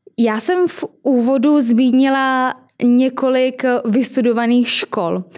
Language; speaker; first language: Czech; native; Czech